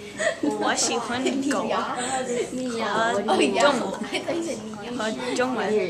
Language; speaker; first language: Chinese; non-native, learner; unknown